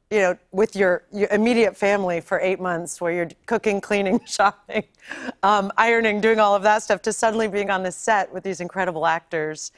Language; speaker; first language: English; native; English